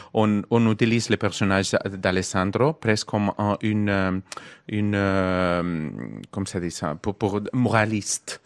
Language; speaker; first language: French; non-native, learner; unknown